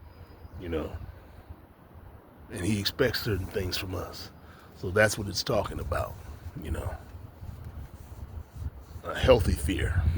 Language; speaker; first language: English; native; English